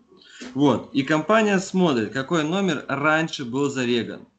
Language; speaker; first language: Russian; native; Russian